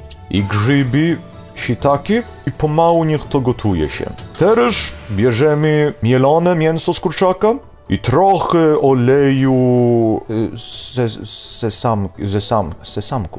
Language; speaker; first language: Polish; early bilingual, heritage; Polish